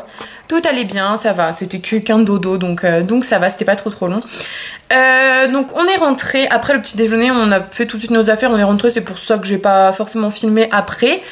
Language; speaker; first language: French; native; French